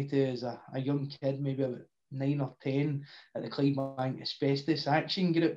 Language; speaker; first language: English; native; English